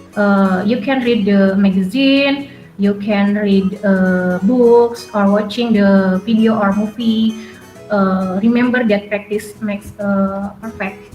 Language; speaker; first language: English; non-native, learner; Indonesian